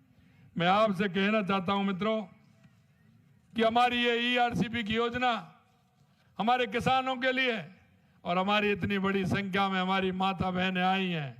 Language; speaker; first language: Hindi; native; Hindi